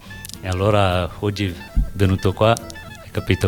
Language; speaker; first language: Italian; non-native, learner; Bangla